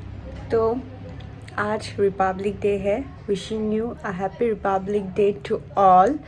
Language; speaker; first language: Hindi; non-native, local second language; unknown